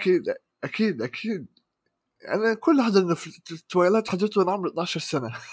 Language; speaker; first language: Arabic; native; Arabic